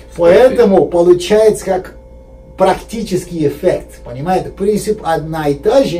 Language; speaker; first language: Russian; non-native, fluent; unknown